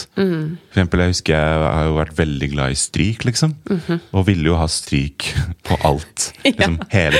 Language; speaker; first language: Norwegian; native; Norwegian